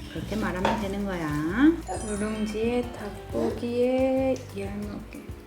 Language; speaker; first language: Korean; native; Korean